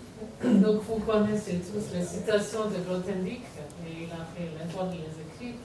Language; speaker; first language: French; non-native, fluent; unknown